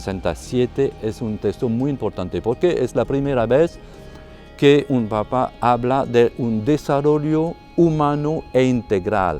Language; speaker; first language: Spanish; non-native, fluent; French